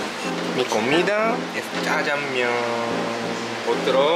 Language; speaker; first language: Spanish; non-native, learner; Japanese